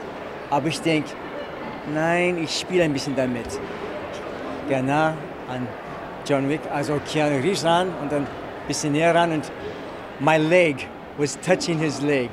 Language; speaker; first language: German; non-native, fluent; English